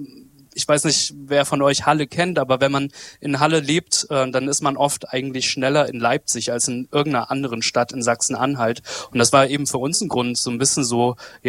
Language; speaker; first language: German; native; German